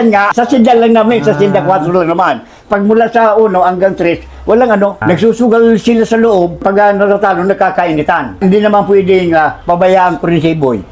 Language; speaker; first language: Filipino; native; Filipino